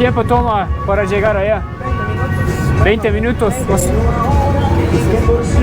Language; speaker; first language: Spanish; non-native, learner; Turkish